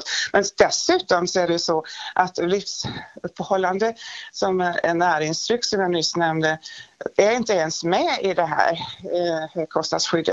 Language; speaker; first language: Swedish; native; Swedish